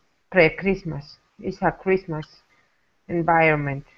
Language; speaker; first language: English; non-native, learner; Spanish